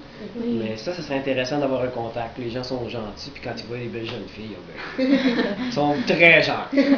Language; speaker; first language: French; native; French